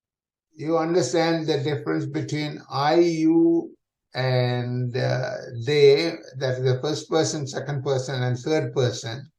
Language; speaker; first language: English; non-native, fluent; Tamil